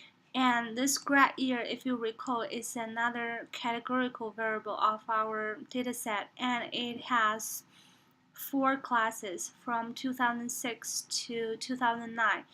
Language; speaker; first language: English; non-native, fluent; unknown